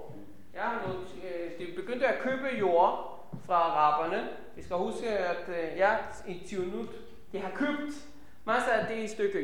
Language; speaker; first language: Danish; non-native, fluent; Hebrew